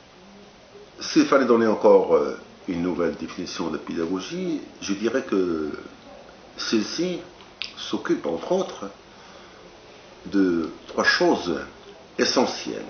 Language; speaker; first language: French; non-native, local second language; Arabic